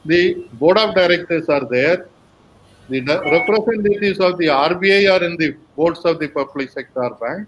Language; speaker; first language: English; non-native, local second language; Tamil